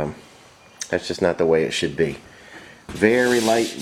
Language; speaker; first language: English; native; English